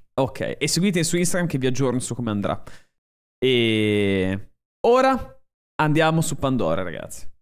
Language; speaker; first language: Italian; native; Italian